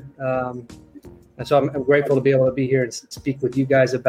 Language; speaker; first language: English; native; English